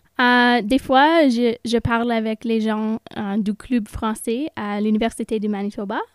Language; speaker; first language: French; non-native, local second language; English